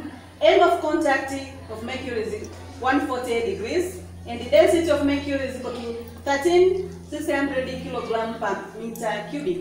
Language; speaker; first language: English; non-native, local second language; Swahili